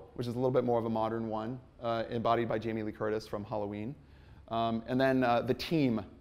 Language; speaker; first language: English; native; English